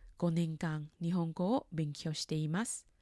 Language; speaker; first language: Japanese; non-native, fluent; Thai